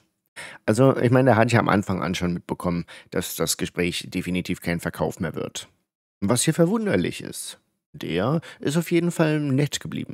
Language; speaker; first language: German; native; German